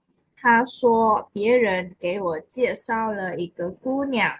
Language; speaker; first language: Chinese; non-native, fluent; Khmer